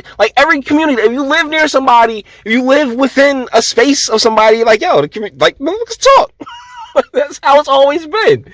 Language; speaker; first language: English; native; English